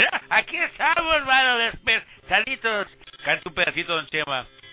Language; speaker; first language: Spanish; native; Spanish